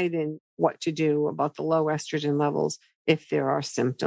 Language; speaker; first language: English; native; English